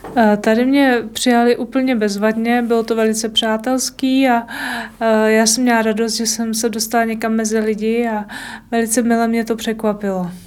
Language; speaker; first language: Czech; native; Czech